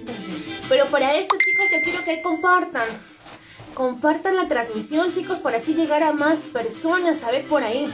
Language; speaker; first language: Spanish; native; Spanish